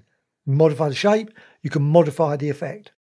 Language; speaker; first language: English; native; English